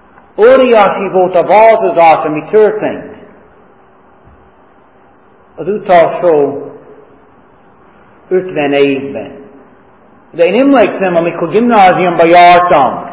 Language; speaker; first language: Hungarian; non-native, fluent; English